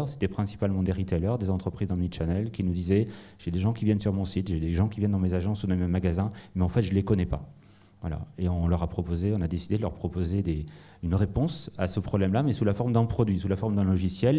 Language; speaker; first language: French; native; French